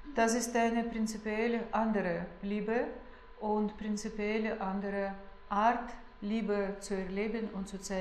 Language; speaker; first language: German; non-native, fluent; Russian